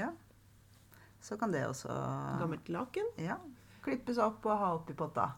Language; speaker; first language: Norwegian; native; Norwegian